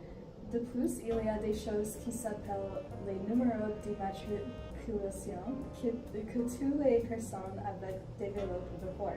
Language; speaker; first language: French; non-native, learner; English